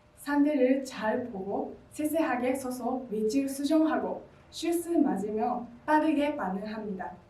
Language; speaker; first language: Korean; non-native, learner; Japanese